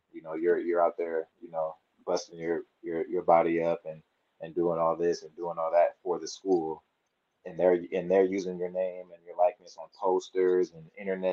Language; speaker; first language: English; native; English